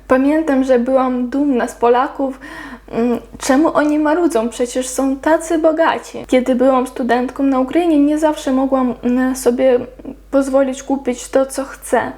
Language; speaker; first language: Polish; non-native, fluent; Ukrainian